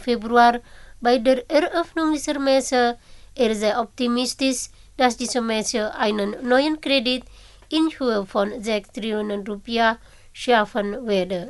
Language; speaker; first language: German; non-native, fluent; Indonesian